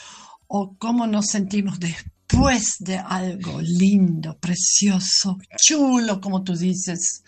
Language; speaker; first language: Spanish; non-native, fluent; German